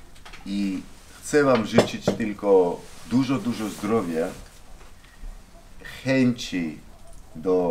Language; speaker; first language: Polish; non-native, fluent; Georgian